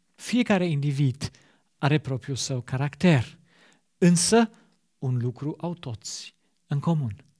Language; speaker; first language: Romanian; non-native, fluent; German